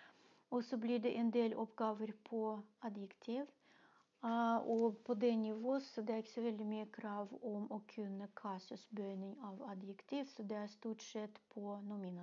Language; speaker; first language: Norwegian; non-native, fluent; Russian